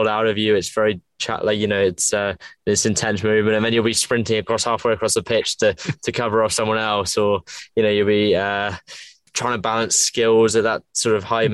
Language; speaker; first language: English; native; English